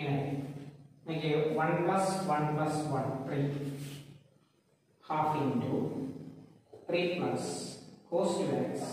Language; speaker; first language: English; non-native, local second language; Malayalam